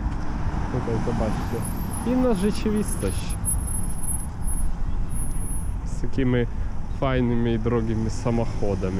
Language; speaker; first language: Polish; non-native, learner; Ukrainian